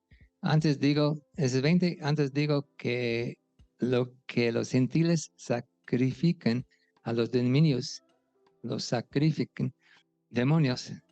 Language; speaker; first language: Spanish; non-native, fluent; English